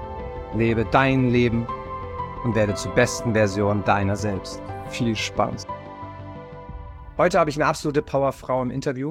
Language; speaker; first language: German; native; German